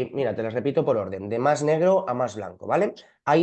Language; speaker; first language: Spanish; native; Spanish